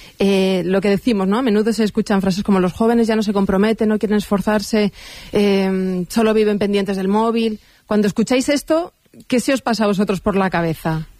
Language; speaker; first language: Spanish; native; Spanish